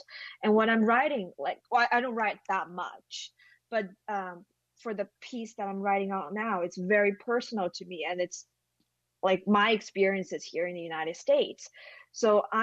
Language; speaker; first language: English; non-native, fluent; Chinese